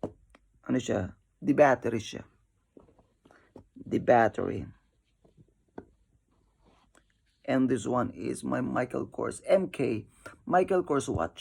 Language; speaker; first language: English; non-native, local second language; Filipino